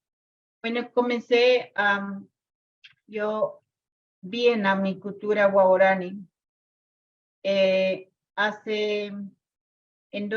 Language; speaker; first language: Spanish; non-native, local second language; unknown